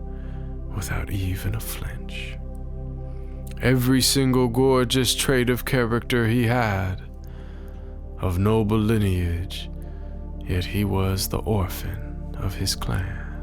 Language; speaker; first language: English; native; English